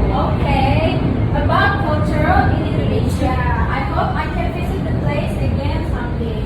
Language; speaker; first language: English; non-native, learner; Indonesian